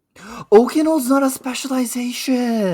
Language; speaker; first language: English; native; English